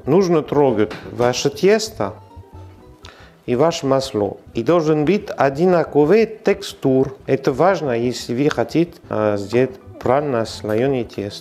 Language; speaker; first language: Russian; non-native, learner; French